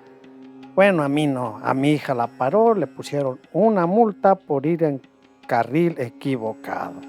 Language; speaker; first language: Spanish; native; Spanish